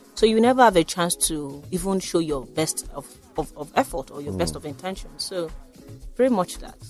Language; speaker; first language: English; non-native, local second language; Yoruba